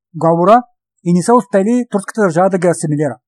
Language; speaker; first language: Bulgarian; native; Bulgarian